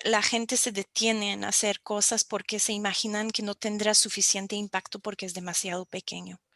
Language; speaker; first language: Spanish; non-native, fluent; French